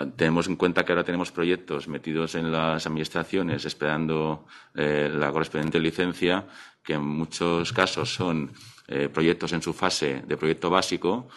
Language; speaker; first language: Spanish; non-native, local second language; Catalan